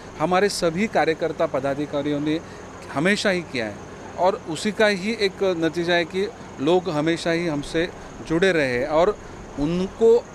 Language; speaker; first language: Hindi; non-native, local second language; Marathi